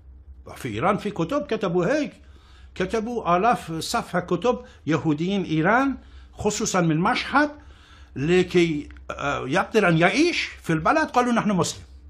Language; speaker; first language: Arabic; non-native, fluent; Persian